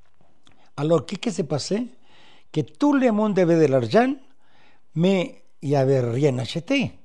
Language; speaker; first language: French; non-native, fluent; Spanish